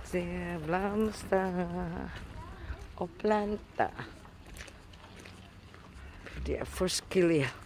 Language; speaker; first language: Danish; non-native, learner; Filipino